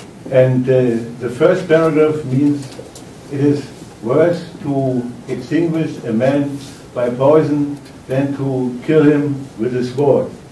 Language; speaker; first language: English; non-native, fluent; German